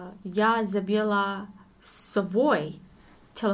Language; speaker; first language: Russian; non-native, learner; English